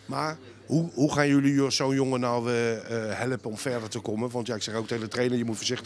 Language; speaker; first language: Dutch; native; Dutch